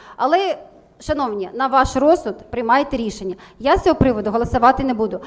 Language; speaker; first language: Ukrainian; native; Ukrainian